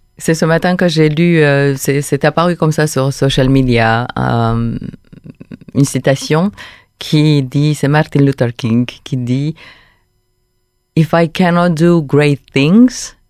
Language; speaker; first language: French; non-native, fluent; Romanian